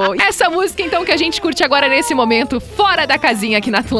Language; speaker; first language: Portuguese; native; Portuguese